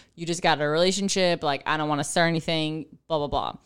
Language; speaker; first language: English; native; English